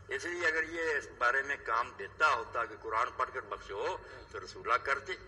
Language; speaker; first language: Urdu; non-native, local second language; Punjabi